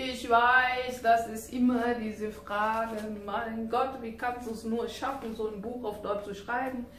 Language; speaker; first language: German; non-native, fluent; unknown